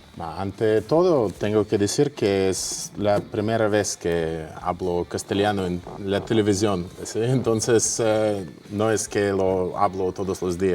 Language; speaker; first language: Spanish; non-native, fluent; Russian